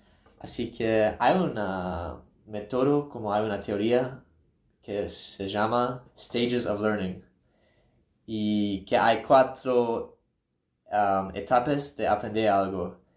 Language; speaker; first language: Spanish; non-native, learner; English